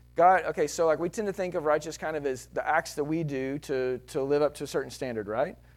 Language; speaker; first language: English; native; English